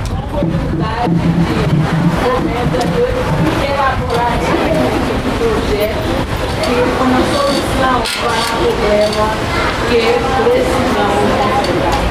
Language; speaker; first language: Portuguese; non-native, learner; Haitian Creole